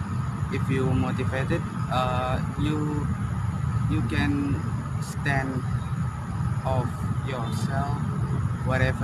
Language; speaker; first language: English; non-native, learner; Indonesian